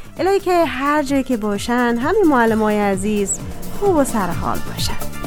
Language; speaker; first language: Persian; native; Persian